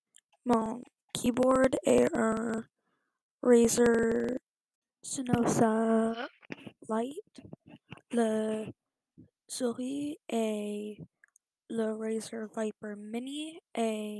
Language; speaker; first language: French; non-native, learner; English